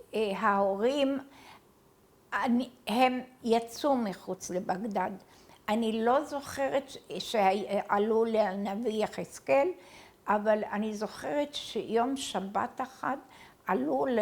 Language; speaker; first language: Hebrew; early bilingual, other home language; Arabic